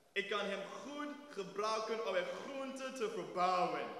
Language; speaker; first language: Dutch; non-native, fluent; English